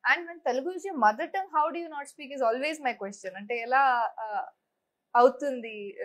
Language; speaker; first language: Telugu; non-native, local second language; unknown